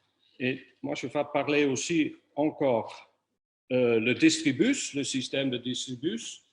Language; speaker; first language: French; non-native, fluent; Dutch